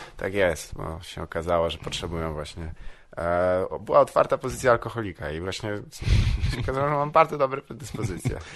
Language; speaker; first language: Polish; native; Polish